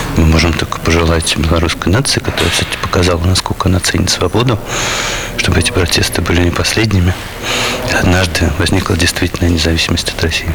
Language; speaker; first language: Russian; native; Russian